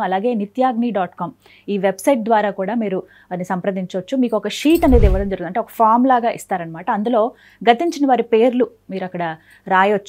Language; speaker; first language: Telugu; native; Telugu